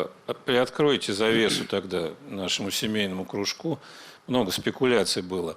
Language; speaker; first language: Russian; native; Russian